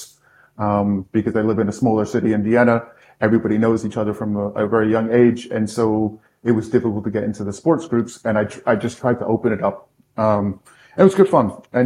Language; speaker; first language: English; native; English